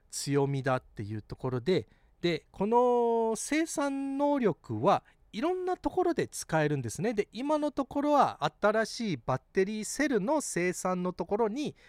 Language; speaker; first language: Japanese; early bilingual, heritage; Japanese